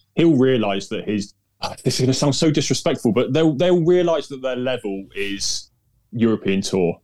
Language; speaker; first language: English; native; English